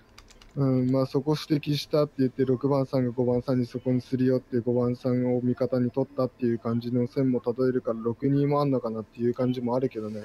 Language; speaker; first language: Japanese; native; Japanese